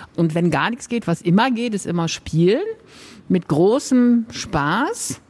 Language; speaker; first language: German; native; German